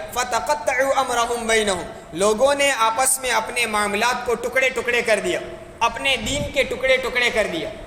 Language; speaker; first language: Urdu; native; Urdu